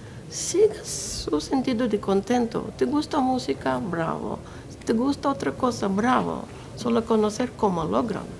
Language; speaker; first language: Spanish; non-native, learner; Russian